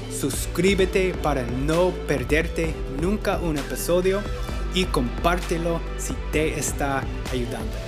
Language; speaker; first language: Spanish; non-native, fluent; English